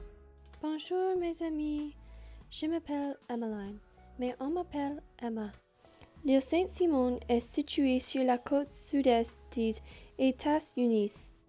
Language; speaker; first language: French; non-native, learner; English